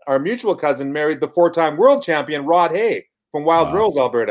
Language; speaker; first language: English; native; English